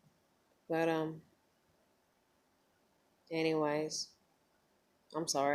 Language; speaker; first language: English; native; English